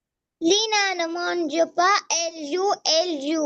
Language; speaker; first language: French; non-native, learner; Arabic